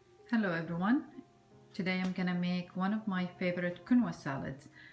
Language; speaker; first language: English; non-native, fluent; Arabic